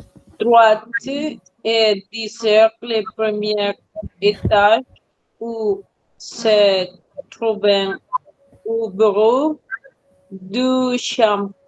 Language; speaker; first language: French; non-native, learner; Spanish